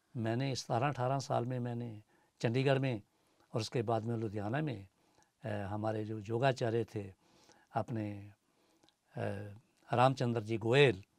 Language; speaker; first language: Hindi; native; Hindi